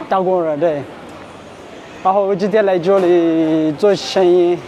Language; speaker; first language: Chinese; non-native, learner; Amharic